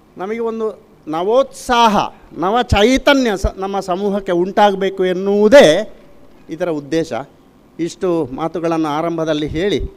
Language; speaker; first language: Kannada; non-native, local second language; Tulu